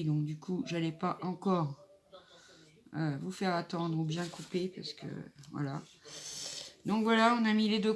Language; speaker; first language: French; native; French